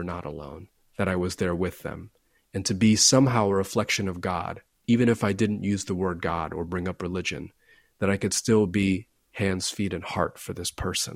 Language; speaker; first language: English; native; English